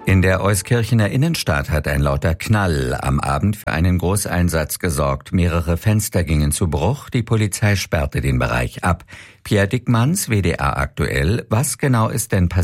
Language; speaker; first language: German; native; German